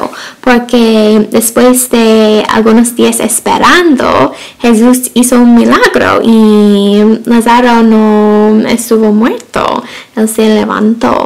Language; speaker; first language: Spanish; non-native, fluent; English